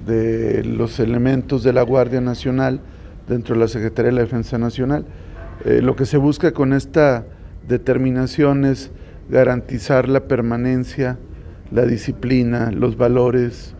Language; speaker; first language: Spanish; native; Spanish